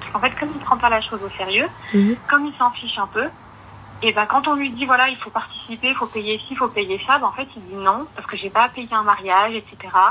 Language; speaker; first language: French; early bilingual, other home language; Arabic